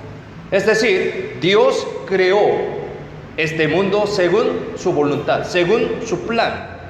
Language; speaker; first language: Spanish; non-native, fluent; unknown